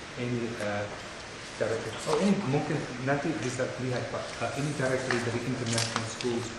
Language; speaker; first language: Indonesian; non-native, fluent; English